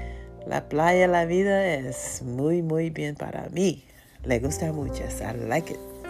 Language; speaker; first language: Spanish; non-native, learner; English